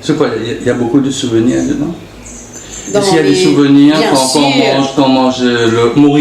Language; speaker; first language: French; non-native, local second language; Morisyen